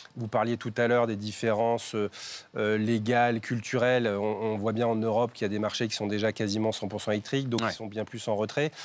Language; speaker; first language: French; native; French